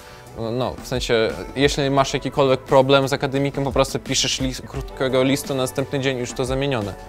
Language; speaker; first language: Polish; non-native, learner; Ukrainian